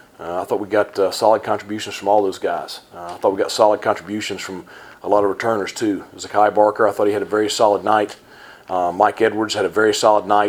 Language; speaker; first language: English; native; English